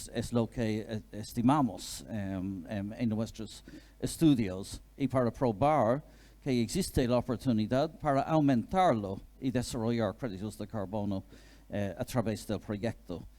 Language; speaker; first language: Spanish; non-native, fluent; English